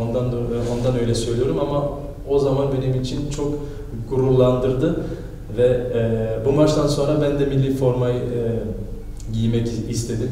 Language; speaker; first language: Turkish; early bilingual, heritage; Turkish